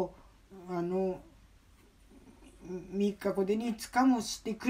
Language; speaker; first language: Japanese; native; Japanese